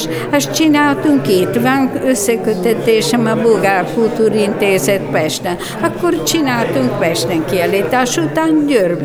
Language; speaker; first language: Hungarian; non-native, fluent; Bulgarian